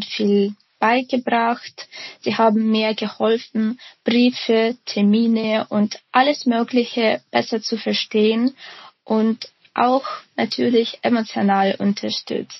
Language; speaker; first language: German; non-native, fluent; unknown